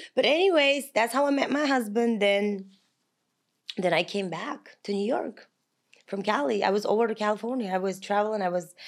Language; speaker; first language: English; non-native, fluent; Kazakh